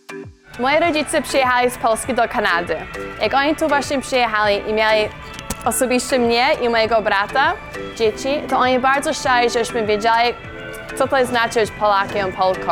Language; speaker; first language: Polish; early bilingual, heritage; Polish